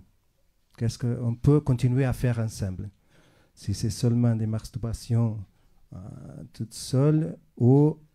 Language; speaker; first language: French; non-native, fluent; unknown